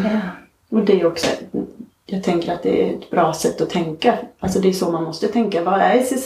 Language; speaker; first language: Swedish; native; Swedish